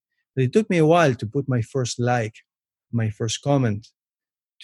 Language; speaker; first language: English; non-native, fluent; Spanish